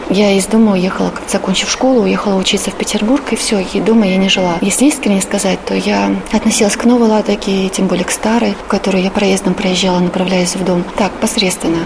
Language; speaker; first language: Russian; native; Russian